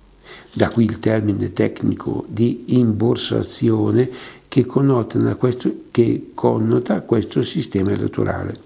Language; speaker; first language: Italian; native; Italian